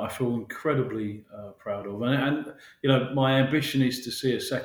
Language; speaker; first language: English; native; English